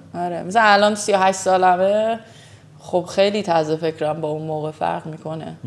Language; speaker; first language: Persian; early bilingual, heritage; Persian